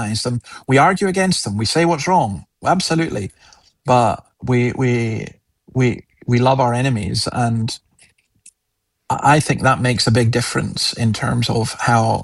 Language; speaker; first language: English; native; English